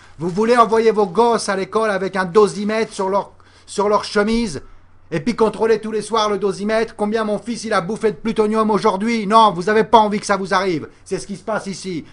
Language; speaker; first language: French; native; French